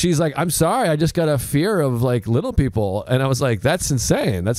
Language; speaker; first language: English; native; English